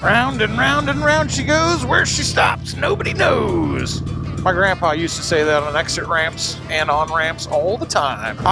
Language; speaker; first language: English; native; English